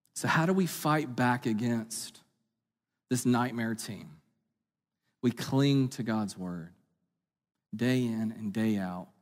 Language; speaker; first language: English; native; English